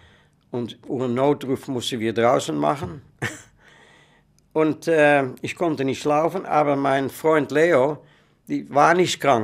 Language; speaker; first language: German; non-native, fluent; Dutch